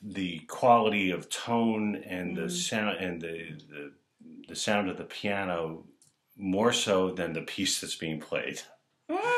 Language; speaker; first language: English; native; English